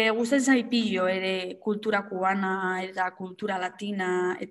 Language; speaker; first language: Basque; non-native, local second language; Spanish